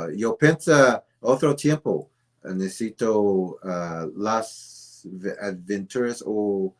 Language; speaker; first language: Spanish; non-native, learner; English